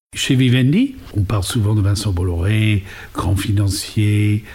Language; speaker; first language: French; non-native, fluent; English